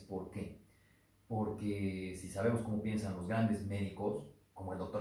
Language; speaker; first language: Spanish; native; Spanish